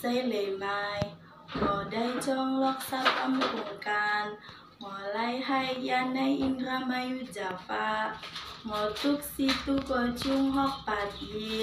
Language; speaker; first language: Cantonese; non-native, learner; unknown